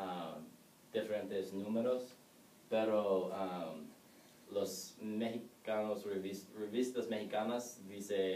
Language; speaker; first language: Spanish; non-native, learner; English